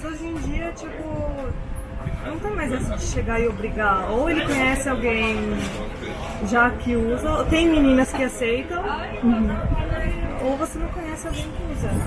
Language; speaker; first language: Portuguese; early bilingual, heritage; Portuguese